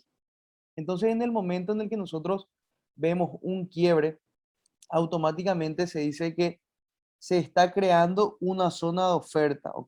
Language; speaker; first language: Spanish; native; Spanish